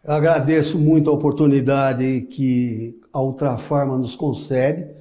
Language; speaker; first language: Portuguese; native; Portuguese